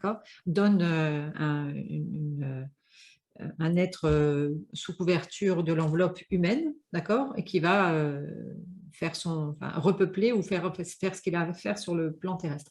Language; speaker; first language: French; native; French